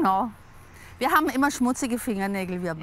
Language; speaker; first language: German; native; German